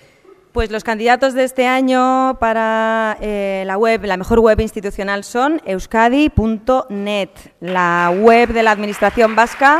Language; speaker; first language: Spanish; native; Spanish